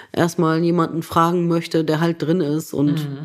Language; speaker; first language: German; native; German